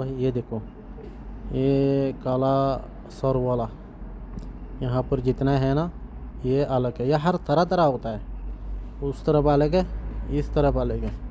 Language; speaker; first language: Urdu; non-native, fluent; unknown